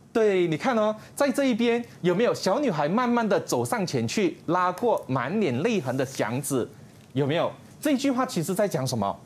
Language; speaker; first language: Chinese; native; Chinese